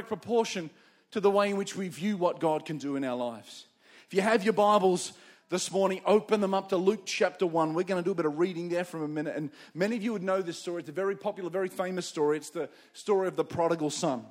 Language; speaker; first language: English; native; English